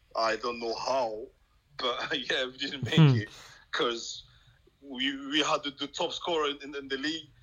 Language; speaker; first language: English; non-native, local second language; French